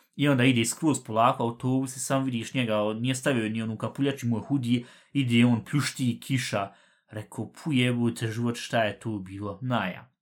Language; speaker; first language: Bosnian; early bilingual, heritage; Bosnian